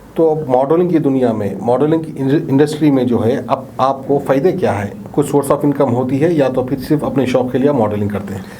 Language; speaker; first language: Hindi; non-native, local second language; Urdu